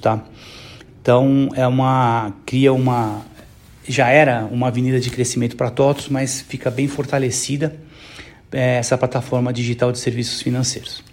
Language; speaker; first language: Portuguese; native; Portuguese